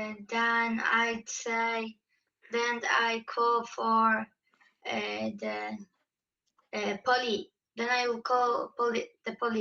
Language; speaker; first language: English; non-native, fluent; Polish